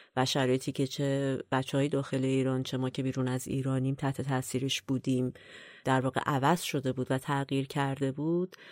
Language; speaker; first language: Persian; native; Persian